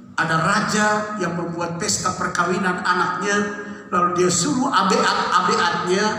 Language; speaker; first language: English; non-native, learner; Indonesian